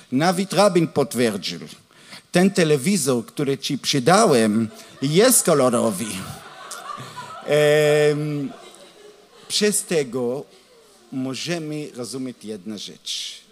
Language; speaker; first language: Polish; non-native, learner; Hebrew